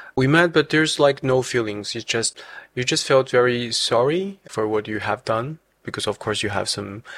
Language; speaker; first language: English; non-native, fluent; Chinese